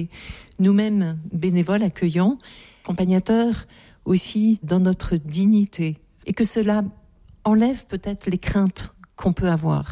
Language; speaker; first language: French; native; French